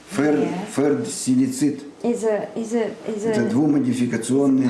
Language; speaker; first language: Russian; native; Russian